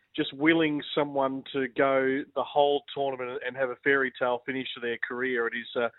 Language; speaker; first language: English; native; English